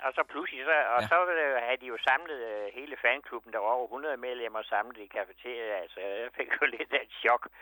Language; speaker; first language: Danish; native; Danish